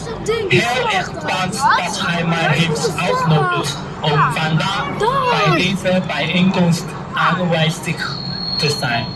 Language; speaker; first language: Dutch; non-native, learner; Cantonese